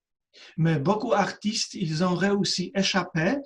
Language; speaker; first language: French; non-native, fluent; Polish